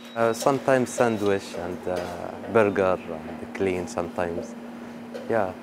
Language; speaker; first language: English; non-native, learner; Arabic